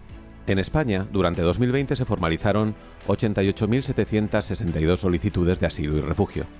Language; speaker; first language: Spanish; native; Spanish